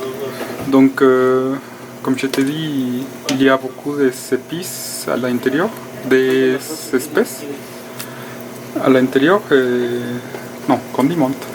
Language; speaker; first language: French; non-native, fluent; Spanish